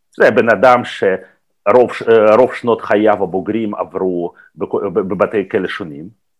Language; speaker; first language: Hebrew; non-native, fluent; Russian